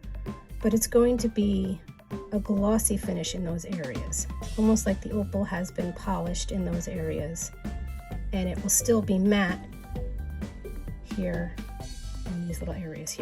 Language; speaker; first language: English; native; English